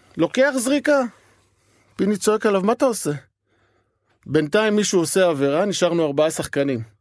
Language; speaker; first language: Hebrew; native; Hebrew